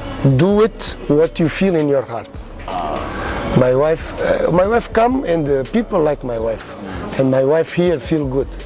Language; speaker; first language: English; non-native, learner; Portuguese